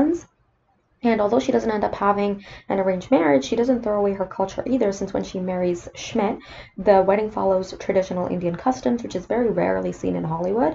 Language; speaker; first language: English; non-native, local second language; Sinhala